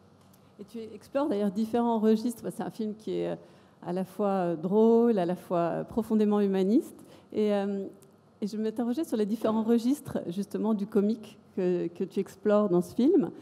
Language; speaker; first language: French; native; French